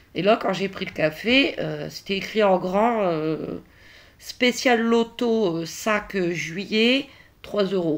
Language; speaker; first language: French; native; French